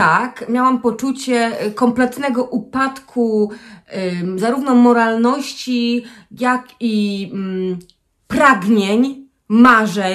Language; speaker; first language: Polish; native; Polish